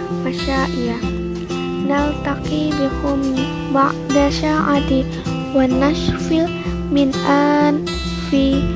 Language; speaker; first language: Arabic; non-native, learner; Indonesian